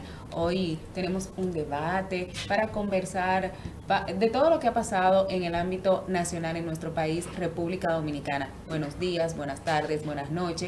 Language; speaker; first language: Spanish; native; Spanish